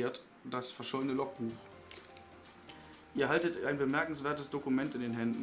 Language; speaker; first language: German; native; German